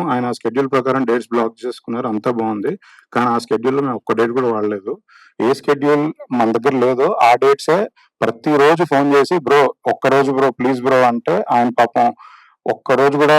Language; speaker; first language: Telugu; native; Telugu